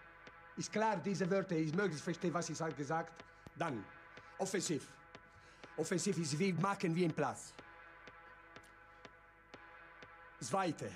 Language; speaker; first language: German; non-native, learner; Italian